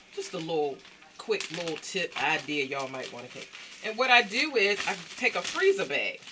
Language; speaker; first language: English; native; English